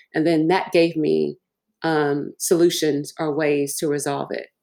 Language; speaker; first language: English; early bilingual, other home language; Yoruba